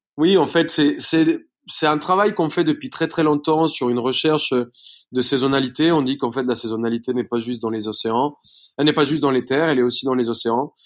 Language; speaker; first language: French; non-native, fluent; Spanish